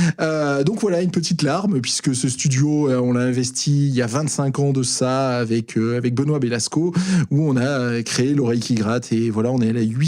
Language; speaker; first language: French; native; French